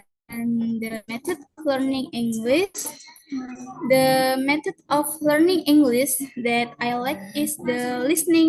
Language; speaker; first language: English; non-native, learner; Indonesian